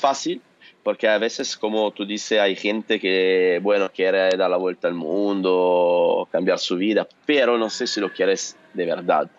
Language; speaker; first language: Spanish; non-native, learner; Italian